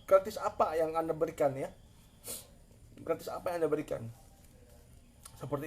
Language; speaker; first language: Indonesian; native; Indonesian